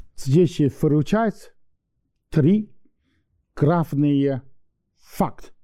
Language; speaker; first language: Russian; non-native, learner; Chinese